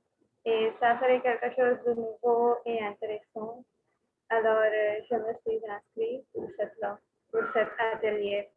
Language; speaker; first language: French; non-native, learner; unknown